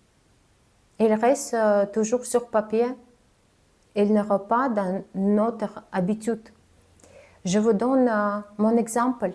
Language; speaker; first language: French; non-native, fluent; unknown